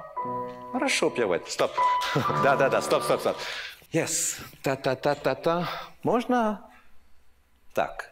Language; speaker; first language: Russian; non-native, learner; French